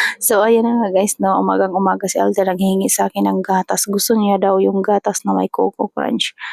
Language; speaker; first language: Filipino; native; Filipino